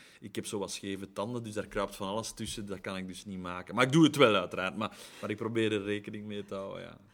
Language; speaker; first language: Dutch; native; Dutch